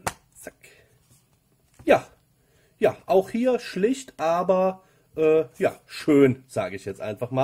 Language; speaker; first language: German; native; German